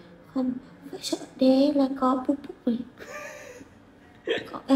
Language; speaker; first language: Vietnamese; non-native, learner; Indonesian